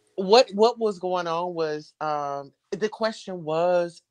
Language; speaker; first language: English; native; English